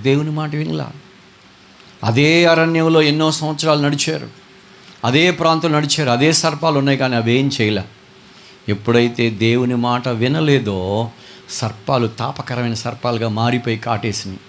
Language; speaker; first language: Telugu; native; Telugu